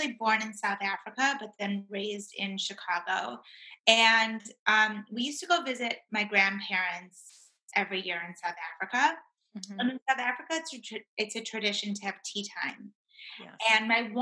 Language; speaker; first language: English; native; English